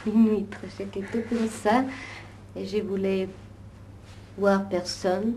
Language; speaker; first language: French; non-native, fluent; Italian